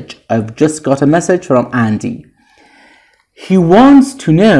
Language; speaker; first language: English; non-native, fluent; Persian